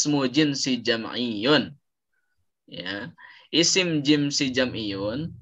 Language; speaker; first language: Arabic; non-native, fluent; Indonesian